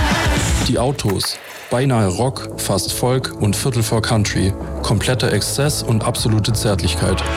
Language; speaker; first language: German; native; German